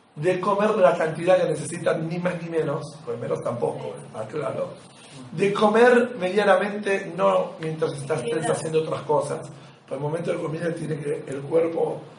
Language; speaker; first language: Spanish; native; Spanish